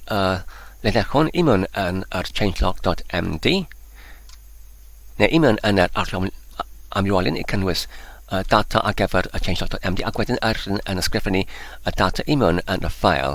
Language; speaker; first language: Welsh; non-native, learner; Polish